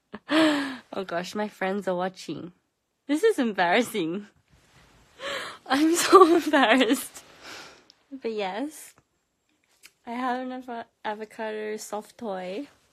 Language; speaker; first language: English; early bilingual, other home language; Korean